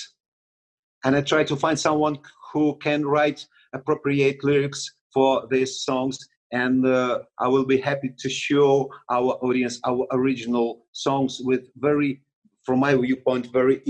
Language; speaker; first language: English; non-native, learner; Russian